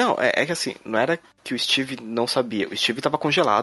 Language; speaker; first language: Portuguese; native; Portuguese